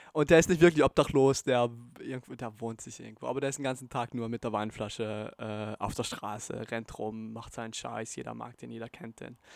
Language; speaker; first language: German; native; German